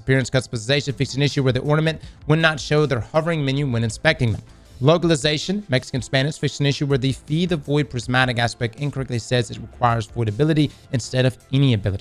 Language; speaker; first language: English; native; English